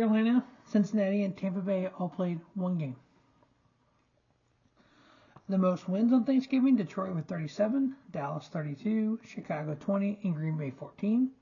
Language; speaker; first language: English; native; English